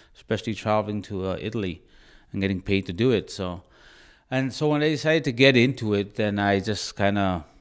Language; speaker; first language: English; native; English